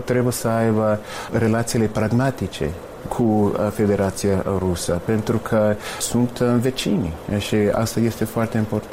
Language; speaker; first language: Romanian; non-native, fluent; English